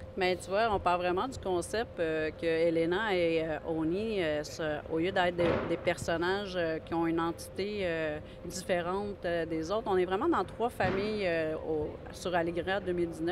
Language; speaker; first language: French; native; French